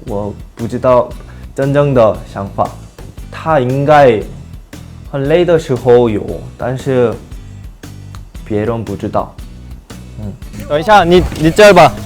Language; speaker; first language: Chinese; non-native, learner; Korean